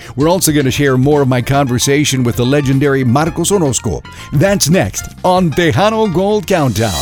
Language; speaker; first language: English; early bilingual, other home language; Spanish